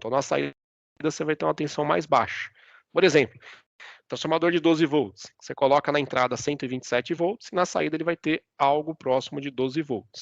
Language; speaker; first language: Portuguese; native; Portuguese